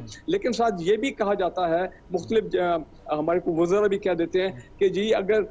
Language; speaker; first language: Urdu; native; Urdu